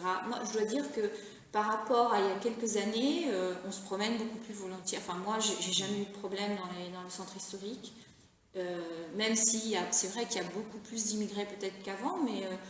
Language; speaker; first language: French; early bilingual, other home language; Italian